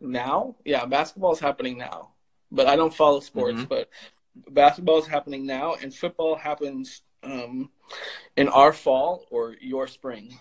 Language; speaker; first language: English; native; English